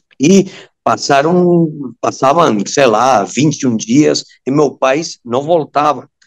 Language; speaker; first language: Portuguese; non-native, fluent; Spanish